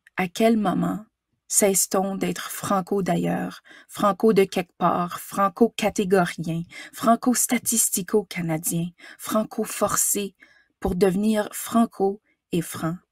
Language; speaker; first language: French; native; French